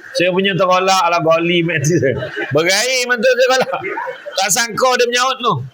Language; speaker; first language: Malay; native; Malay